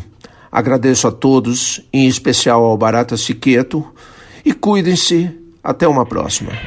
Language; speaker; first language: Portuguese; native; Portuguese